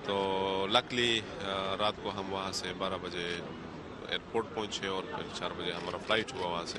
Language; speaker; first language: Hindi; non-native, fluent; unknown